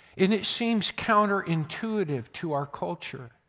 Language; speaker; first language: English; native; English